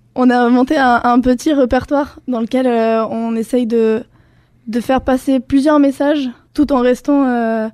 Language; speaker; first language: French; non-native, fluent; Spanish